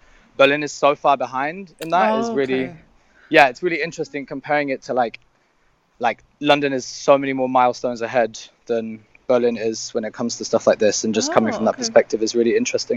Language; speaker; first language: English; native; English